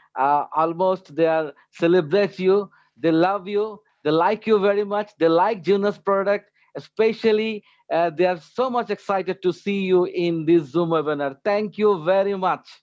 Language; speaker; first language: English; non-native, local second language; Bangla